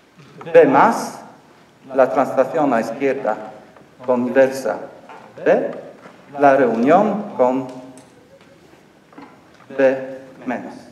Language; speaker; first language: Spanish; non-native, learner; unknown